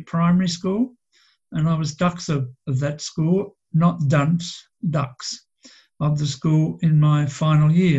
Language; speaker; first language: English; native; English